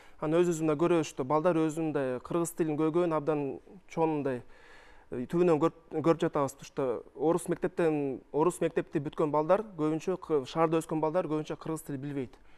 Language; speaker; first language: Kyrgyz; non-native, local second language; Russian